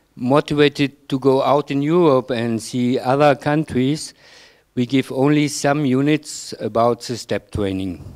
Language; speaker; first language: English; non-native, fluent; German